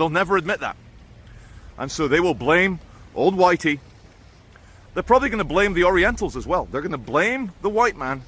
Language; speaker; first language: English; native; English